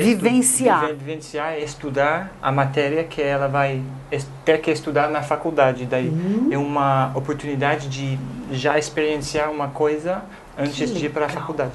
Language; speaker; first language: Portuguese; non-native, fluent; English